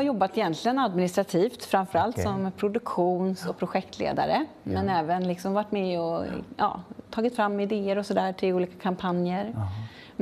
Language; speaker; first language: Swedish; native; Swedish